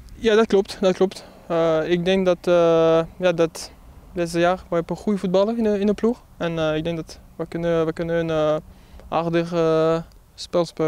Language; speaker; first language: Dutch; non-native, fluent; French